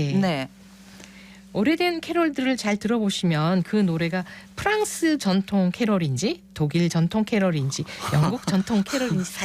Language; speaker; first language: Korean; native; Korean